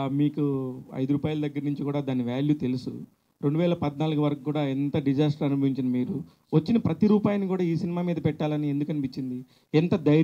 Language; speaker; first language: Telugu; native; Telugu